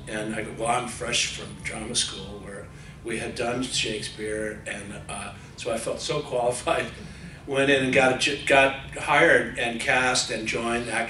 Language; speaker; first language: English; native; English